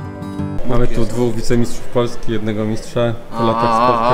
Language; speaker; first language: Polish; native; Polish